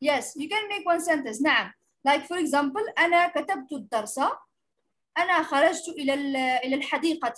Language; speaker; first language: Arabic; non-native, fluent; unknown